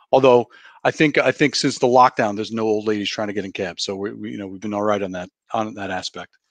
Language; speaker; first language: English; native; English